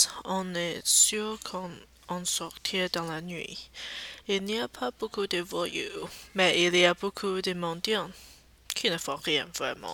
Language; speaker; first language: French; non-native, learner; Chinese